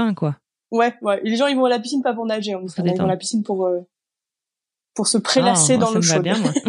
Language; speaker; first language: French; native; French